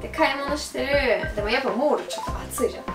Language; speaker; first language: Japanese; non-native, fluent; English